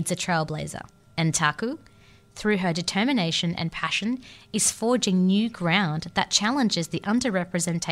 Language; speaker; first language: English; native; English